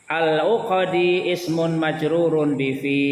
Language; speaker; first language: Arabic; non-native, fluent; Indonesian